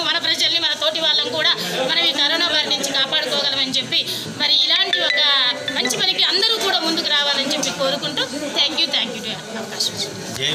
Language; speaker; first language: Telugu; native; Telugu